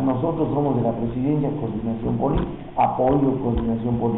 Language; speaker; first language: Spanish; native; Spanish